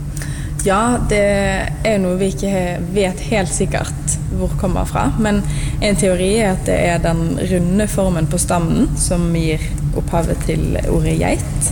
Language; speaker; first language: Norwegian; native; Norwegian